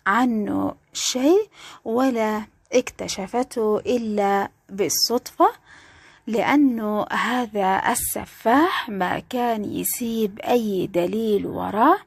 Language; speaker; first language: Arabic; native; Arabic